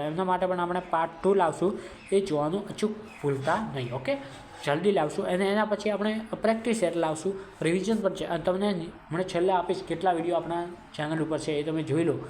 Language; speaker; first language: Gujarati; non-native, local second language; Marwari